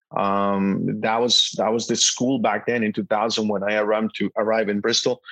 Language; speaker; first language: English; non-native, fluent; Spanish